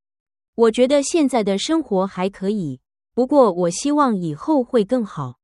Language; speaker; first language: Chinese; non-native, learner; Vietnamese